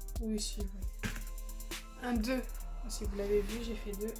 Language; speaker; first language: French; native; French